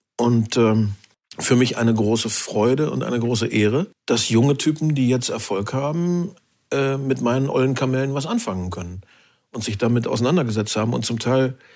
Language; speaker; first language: German; native; German